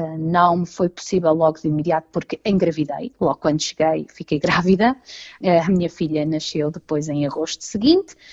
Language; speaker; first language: Portuguese; native; Portuguese